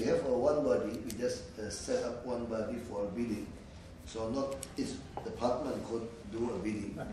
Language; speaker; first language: English; non-native, learner; Indonesian